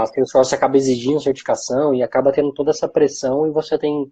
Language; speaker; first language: Portuguese; native; Portuguese